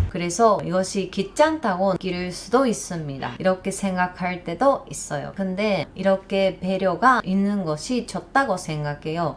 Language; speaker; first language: Korean; non-native, learner; Japanese